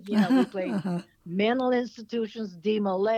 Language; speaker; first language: English; native; English